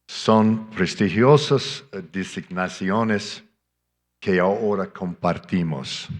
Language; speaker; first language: Spanish; non-native, fluent; English